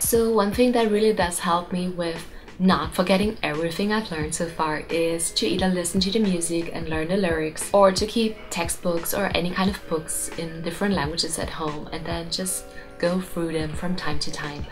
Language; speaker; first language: English; non-native, fluent; German